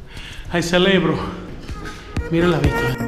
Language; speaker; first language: Spanish; native; Spanish